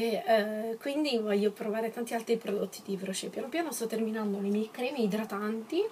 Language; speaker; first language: Italian; native; Italian